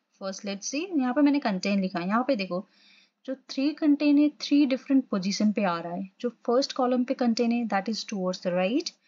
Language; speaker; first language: Hindi; non-native, local second language; Assamese